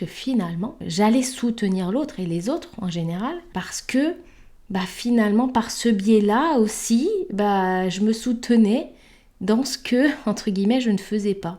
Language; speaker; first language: French; native; French